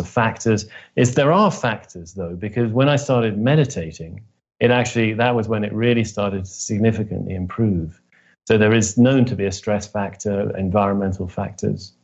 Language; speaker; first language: English; native; English